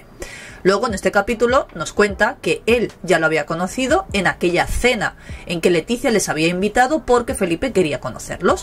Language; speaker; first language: Spanish; native; Spanish